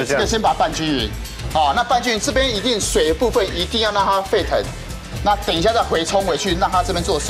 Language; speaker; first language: Chinese; native; Chinese